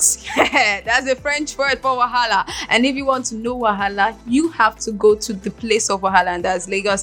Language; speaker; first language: English; non-native, local second language; Yoruba